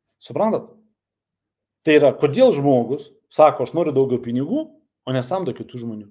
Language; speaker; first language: Lithuanian; non-native, local second language; Russian